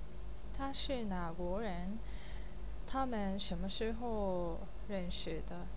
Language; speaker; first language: Chinese; non-native, learner; Japanese